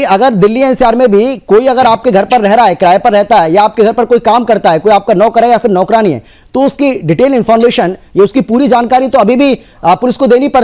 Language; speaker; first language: Hindi; native; Hindi